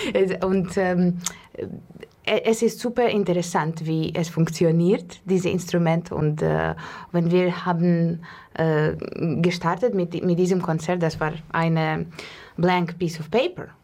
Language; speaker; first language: German; non-native, learner; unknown